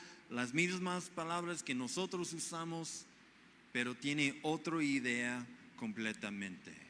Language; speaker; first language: Spanish; non-native, fluent; English